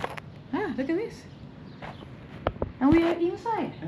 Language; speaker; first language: English; non-native, fluent; Swedish